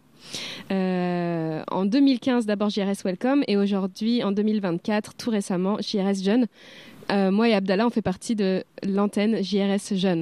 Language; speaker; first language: French; native; French